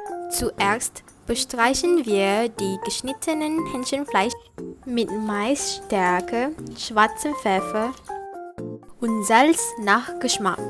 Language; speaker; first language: German; non-native, learner; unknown